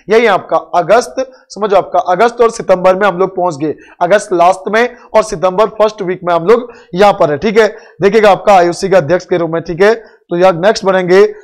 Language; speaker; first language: Hindi; native; Hindi